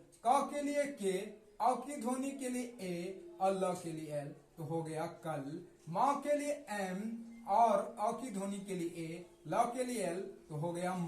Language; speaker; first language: Hindi; native; Hindi